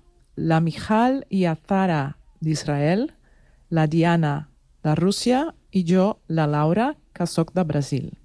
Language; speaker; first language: Catalan; non-native, learner; Portuguese